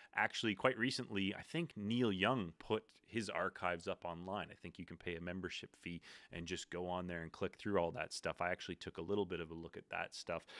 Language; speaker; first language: English; native; English